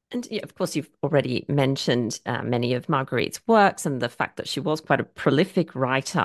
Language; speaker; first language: English; native; English